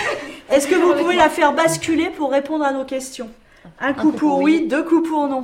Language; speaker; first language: French; native; French